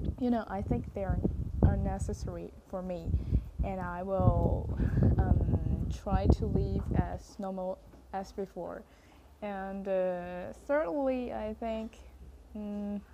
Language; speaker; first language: English; non-native, learner; Chinese